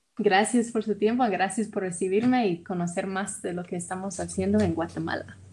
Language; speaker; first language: Spanish; non-native, fluent; English